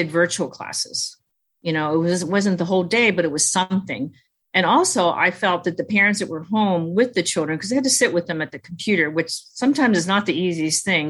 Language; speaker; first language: English; early bilingual, other home language; Chinese